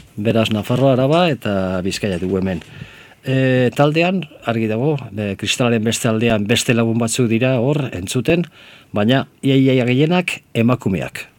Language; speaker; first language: Basque; native; Basque